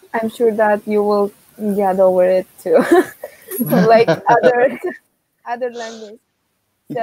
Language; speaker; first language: English; non-native, fluent; Turkish